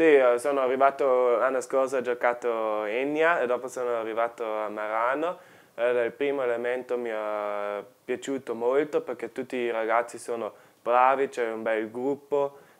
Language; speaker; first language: Italian; non-native, local second language; German